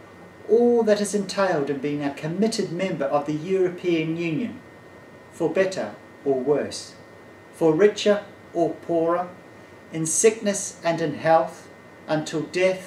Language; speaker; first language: English; native; English